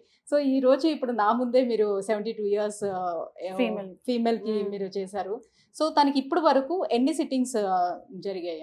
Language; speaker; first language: Telugu; native; Telugu